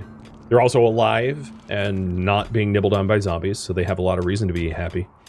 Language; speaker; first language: English; native; English